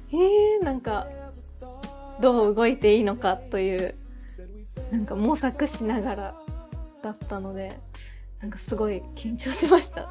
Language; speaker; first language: Japanese; native; Japanese